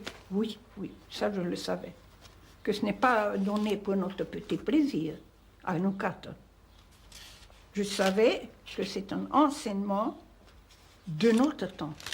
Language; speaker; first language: French; non-native, fluent; Hungarian